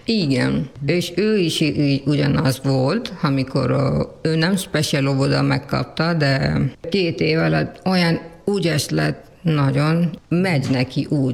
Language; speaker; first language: Hungarian; non-native, learner; Urdu